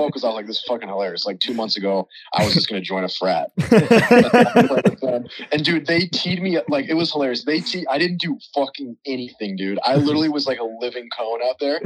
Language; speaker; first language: English; native; English